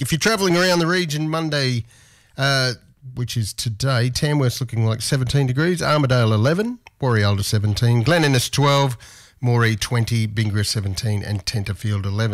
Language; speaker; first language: English; native; English